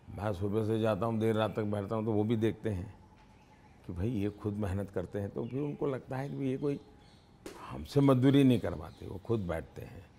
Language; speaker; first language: Hindi; non-native, local second language; Gujarati